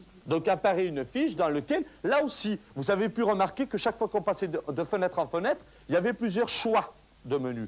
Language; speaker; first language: French; native; French